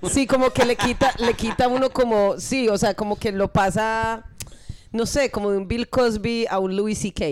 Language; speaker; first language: Spanish; early bilingual, heritage; Spanish